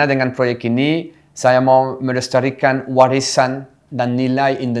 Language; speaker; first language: Indonesian; non-native, fluent; French